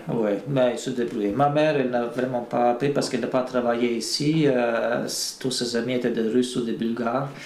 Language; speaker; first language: French; non-native, fluent; Bulgarian